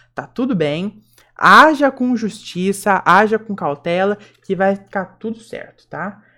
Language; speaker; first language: Portuguese; native; Portuguese